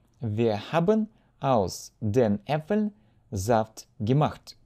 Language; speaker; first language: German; non-native, fluent; Russian